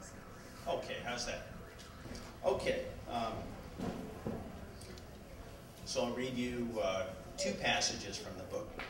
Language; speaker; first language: English; native; English